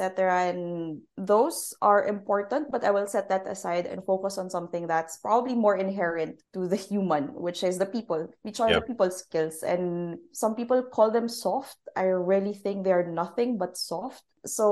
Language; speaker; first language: English; non-native, local second language; Filipino